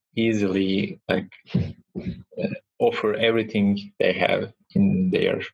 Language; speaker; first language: English; non-native, fluent; Turkish